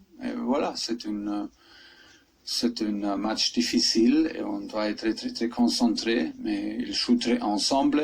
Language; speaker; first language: French; non-native, fluent; German